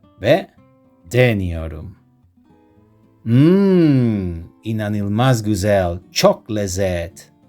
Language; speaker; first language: Turkish; non-native, learner; Spanish